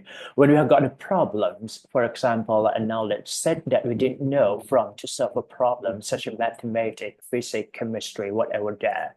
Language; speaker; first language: English; non-native, fluent; Thai